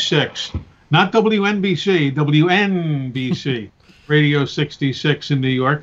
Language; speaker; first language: English; native; English